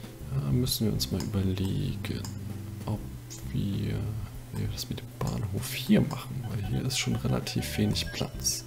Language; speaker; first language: German; native; German